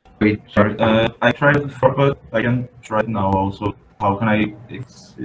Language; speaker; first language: English; non-native, fluent; Portuguese